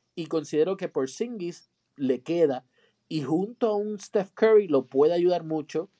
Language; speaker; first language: Spanish; native; Spanish